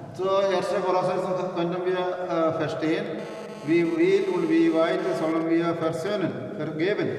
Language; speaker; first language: German; non-native, learner; Malayalam